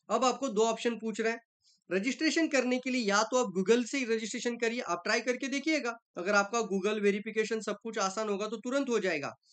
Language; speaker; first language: Hindi; non-native, local second language; Marathi